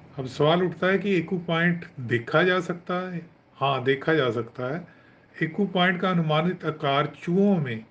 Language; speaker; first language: Hindi; non-native, local second language; Punjabi